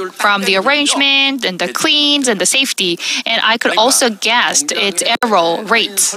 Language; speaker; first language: English; non-native, fluent; Korean